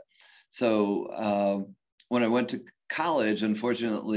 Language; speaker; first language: English; native; English